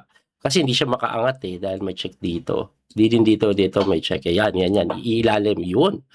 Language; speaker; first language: Filipino; native; Filipino